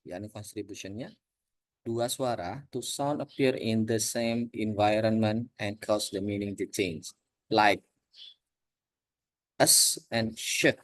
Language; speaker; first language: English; non-native, learner; Indonesian